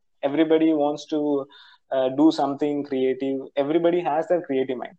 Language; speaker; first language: English; non-native, local second language; Malayalam